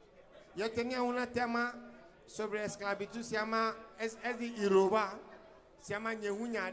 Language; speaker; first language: Spanish; non-native, fluent; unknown